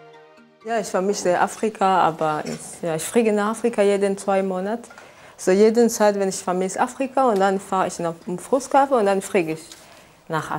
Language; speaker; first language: German; non-native, learner; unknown